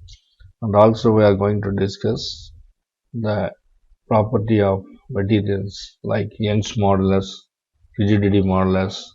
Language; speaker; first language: English; non-native, local second language; Tamil